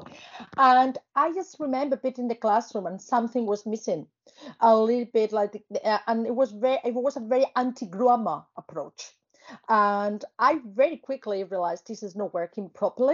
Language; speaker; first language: English; non-native, fluent; Spanish